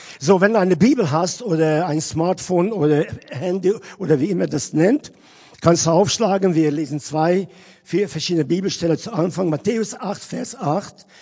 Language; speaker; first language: German; non-native, fluent; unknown